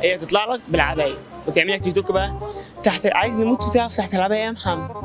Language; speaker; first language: Arabic; native; Arabic